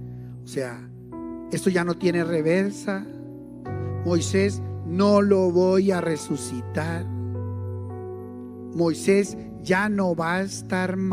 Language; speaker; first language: Spanish; native; Spanish